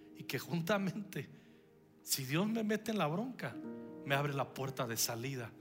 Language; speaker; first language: Spanish; native; Spanish